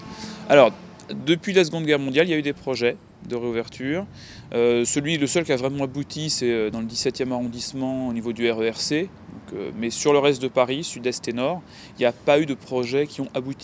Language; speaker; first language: French; native; French